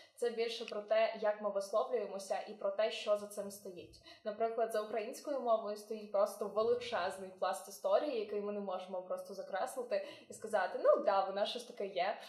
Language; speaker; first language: Ukrainian; native; Ukrainian